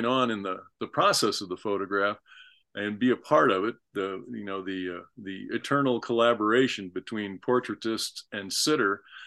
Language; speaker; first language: English; native; English